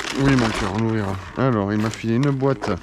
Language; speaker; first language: French; native; French